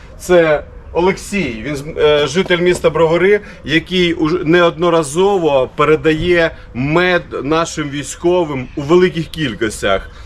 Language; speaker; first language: Ukrainian; non-native, local second language; Russian